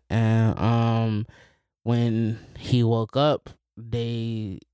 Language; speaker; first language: English; native; English